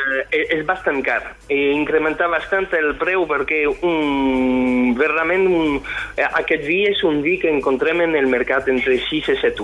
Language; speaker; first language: Catalan; non-native, fluent; French